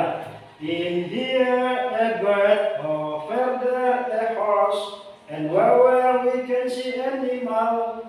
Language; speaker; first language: English; non-native, learner; Indonesian